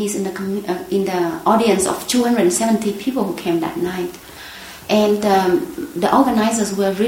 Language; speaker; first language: English; non-native, fluent; Vietnamese